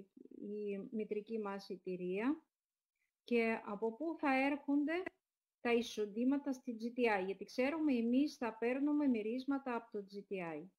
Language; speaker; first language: Greek; non-native, fluent; Russian